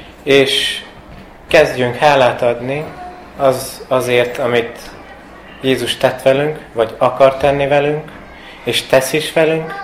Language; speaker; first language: Hungarian; early bilingual, heritage; Hungarian